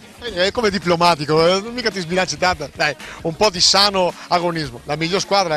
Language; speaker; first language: Italian; native; Italian